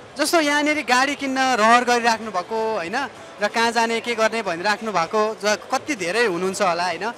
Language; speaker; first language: Nepali; native; Nepali